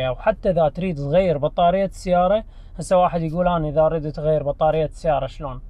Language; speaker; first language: Arabic; native; Arabic